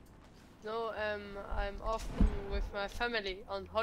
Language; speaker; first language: English; non-native, learner; German